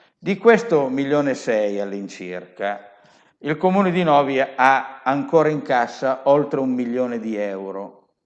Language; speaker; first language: Italian; native; Italian